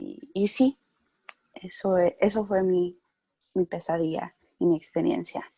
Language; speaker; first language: Spanish; early bilingual, heritage; Spanish